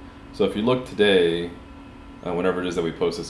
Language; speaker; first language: English; early bilingual, other home language; Spanish